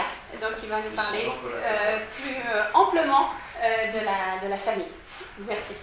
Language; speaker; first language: French; native; French